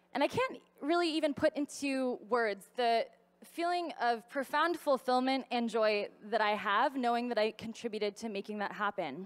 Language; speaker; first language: English; native; English